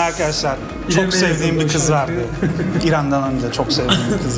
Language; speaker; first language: Turkish; native; Turkish